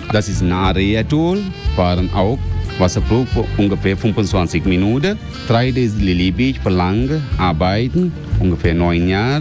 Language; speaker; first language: German; non-native, learner; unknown